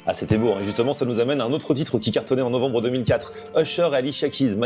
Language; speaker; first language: French; native; French